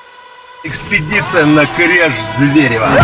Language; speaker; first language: Russian; native; Russian